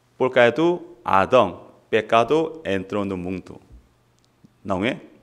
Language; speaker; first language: Portuguese; non-native, fluent; Korean